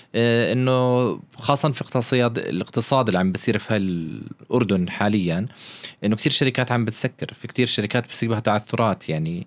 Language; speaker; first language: Arabic; native; Arabic